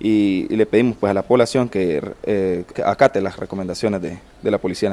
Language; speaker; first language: Spanish; native; Spanish